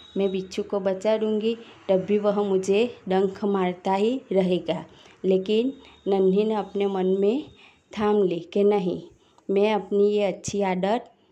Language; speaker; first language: Hindi; non-native, local second language; Gujarati